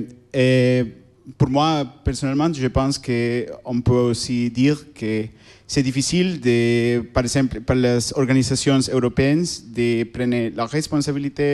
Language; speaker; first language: French; non-native, learner; Spanish